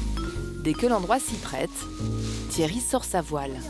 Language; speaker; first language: French; native; French